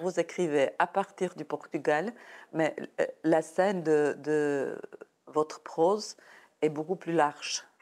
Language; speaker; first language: French; non-native, fluent; Serbian